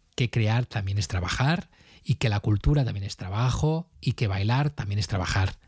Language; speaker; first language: Spanish; native; Spanish